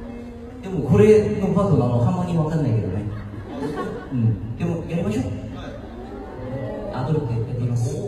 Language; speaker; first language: Japanese; non-native, fluent; Korean